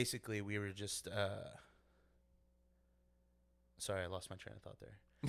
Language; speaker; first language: English; native; English